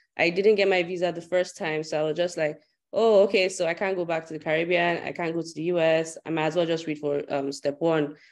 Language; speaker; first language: English; non-native, local second language; Yoruba